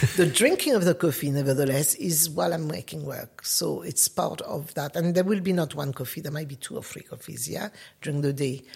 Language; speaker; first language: English; non-native, fluent; French